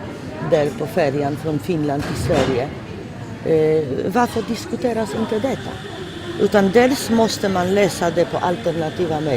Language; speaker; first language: Swedish; non-native, fluent; Polish